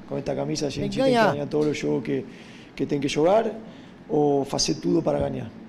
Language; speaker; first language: Portuguese; non-native, fluent; Spanish